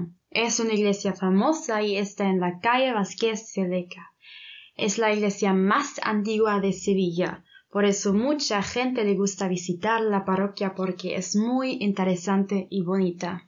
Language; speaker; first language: Spanish; non-native, learner; German